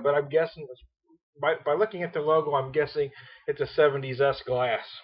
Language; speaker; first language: English; native; English